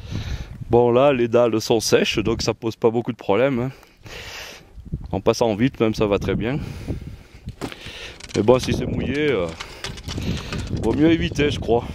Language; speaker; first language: French; native; French